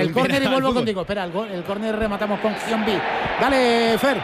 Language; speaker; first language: Spanish; native; Spanish